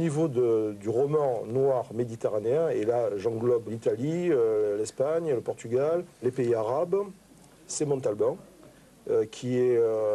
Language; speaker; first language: French; native; French